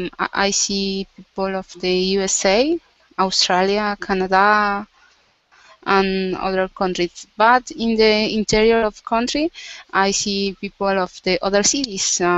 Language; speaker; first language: English; non-native, learner; Spanish